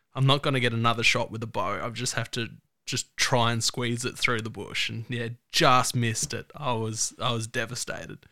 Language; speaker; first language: English; native; English